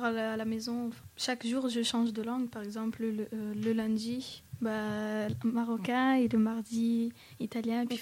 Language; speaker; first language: French; early bilingual, other home language; Arabic